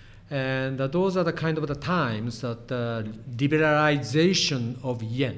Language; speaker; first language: English; non-native, fluent; Japanese